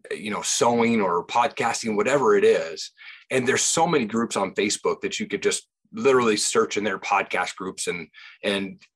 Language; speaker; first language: English; native; English